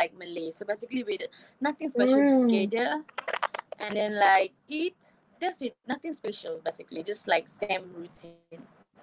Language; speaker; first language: English; non-native, local second language; Malay